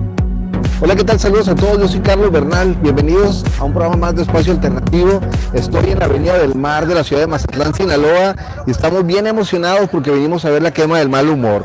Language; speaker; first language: Spanish; native; Spanish